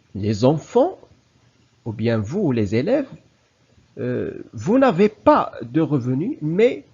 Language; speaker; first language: French; non-native, local second language; Arabic